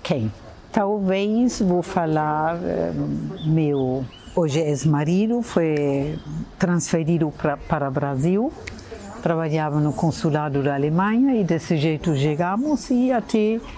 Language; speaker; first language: Portuguese; non-native, fluent; German